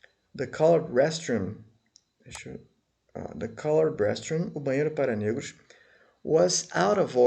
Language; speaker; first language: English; non-native, fluent; Portuguese